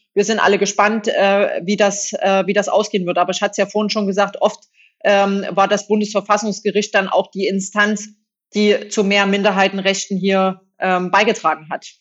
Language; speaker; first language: German; native; German